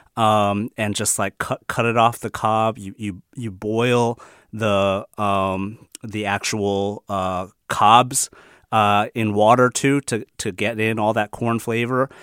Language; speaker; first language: English; early bilingual, other home language; Chinese